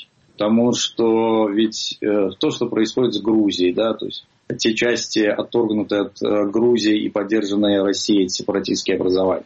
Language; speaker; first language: Russian; native; Russian